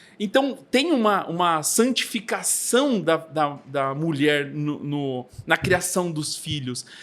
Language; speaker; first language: Portuguese; native; Portuguese